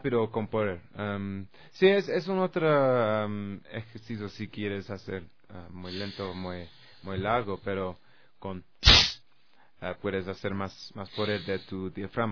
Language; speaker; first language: Spanish; non-native, learner; English